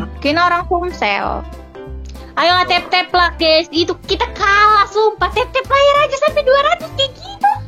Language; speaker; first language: Indonesian; native; Indonesian